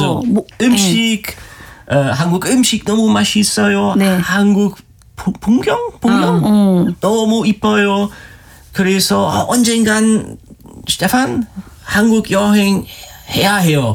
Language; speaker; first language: Korean; non-native, learner; German